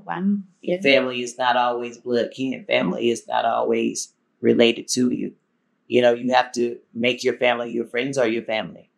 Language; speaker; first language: English; native; English